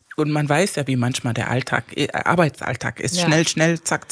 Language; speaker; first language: German; non-native, fluent; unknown